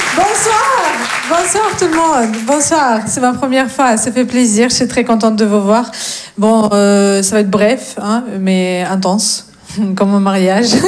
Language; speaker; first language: French; non-native, fluent; Russian